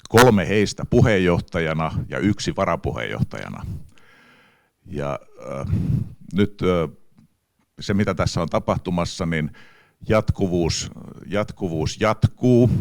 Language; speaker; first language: Finnish; native; Finnish